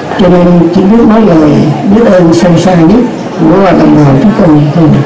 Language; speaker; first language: Vietnamese; non-native, local second language; Eastern Cham